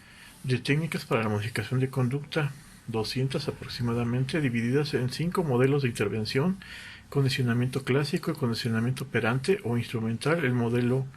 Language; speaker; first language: Spanish; native; Spanish